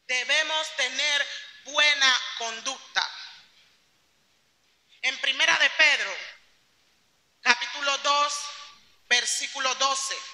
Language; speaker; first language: Spanish; native; Spanish